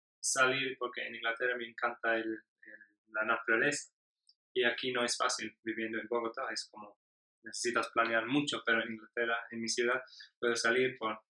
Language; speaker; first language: Spanish; non-native, learner; English